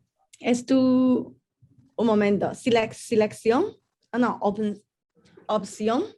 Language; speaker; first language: Spanish; non-native, learner; English